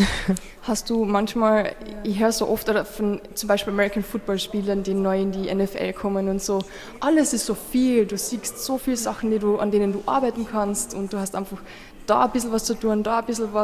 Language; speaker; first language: German; native; German